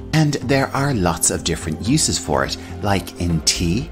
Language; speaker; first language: English; native; English